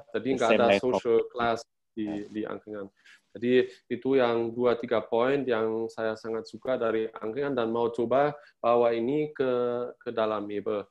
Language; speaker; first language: Indonesian; non-native, fluent; German